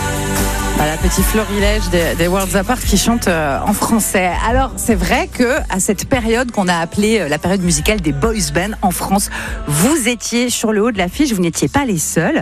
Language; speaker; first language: French; native; French